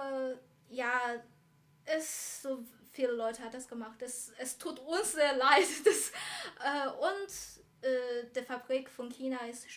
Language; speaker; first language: German; non-native, learner; Chinese